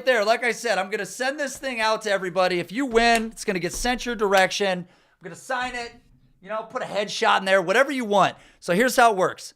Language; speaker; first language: English; native; English